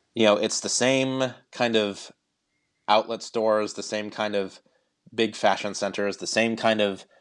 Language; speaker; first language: English; native; English